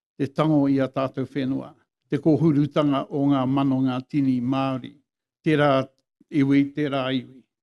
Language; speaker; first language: Māori; non-native, local second language; English